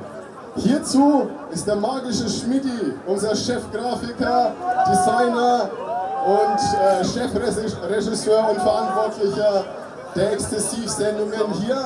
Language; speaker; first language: German; native; German